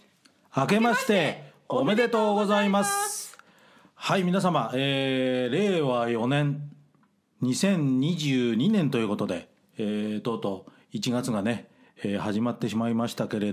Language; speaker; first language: Japanese; native; Japanese